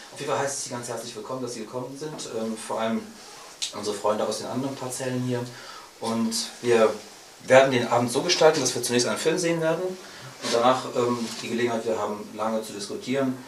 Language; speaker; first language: German; native; German